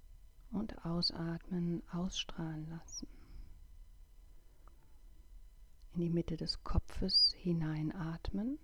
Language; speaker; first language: German; native; German